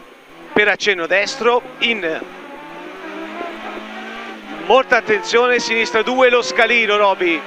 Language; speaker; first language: Italian; native; Italian